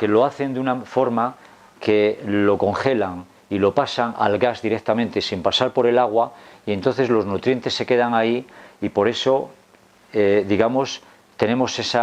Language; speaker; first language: Spanish; native; Spanish